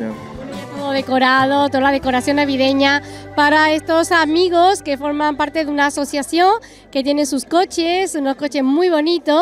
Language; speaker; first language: Spanish; native; Spanish